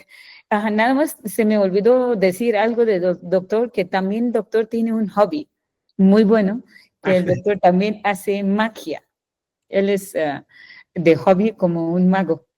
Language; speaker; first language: Spanish; non-native, fluent; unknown